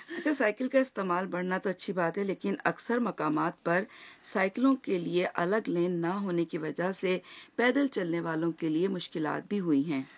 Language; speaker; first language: Urdu; native; Urdu